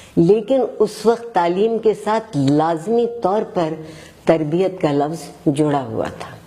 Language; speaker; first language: Urdu; native; Urdu